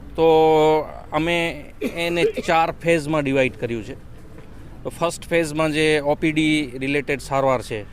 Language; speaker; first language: Gujarati; non-native, local second language; Kachhi